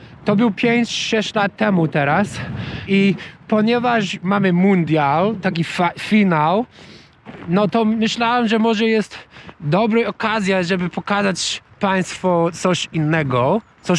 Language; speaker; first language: Polish; non-native, learner; English